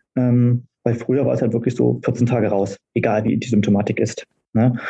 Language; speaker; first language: German; native; German